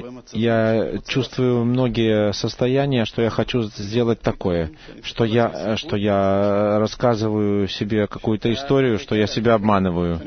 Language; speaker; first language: Russian; non-native, fluent; Hebrew